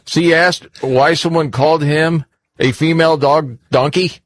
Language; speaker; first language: English; native; English